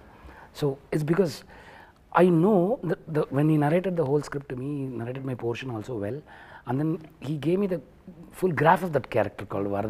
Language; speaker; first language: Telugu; non-native, learner; Tamil